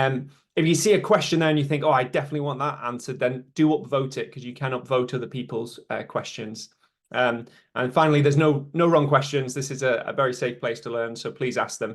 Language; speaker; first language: English; native; English